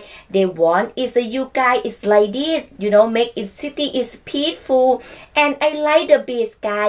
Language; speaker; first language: English; non-native, learner; Thai